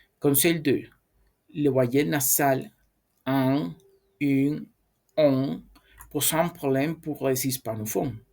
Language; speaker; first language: French; non-native, learner; Spanish